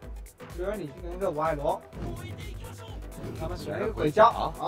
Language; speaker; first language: Chinese; native; Chinese